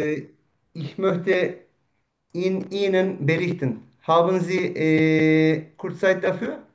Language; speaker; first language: German; non-native, learner; Turkish